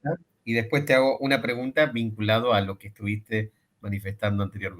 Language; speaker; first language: Spanish; native; Spanish